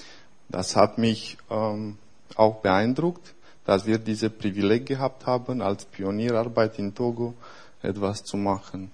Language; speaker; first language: German; non-native, fluent; Romanian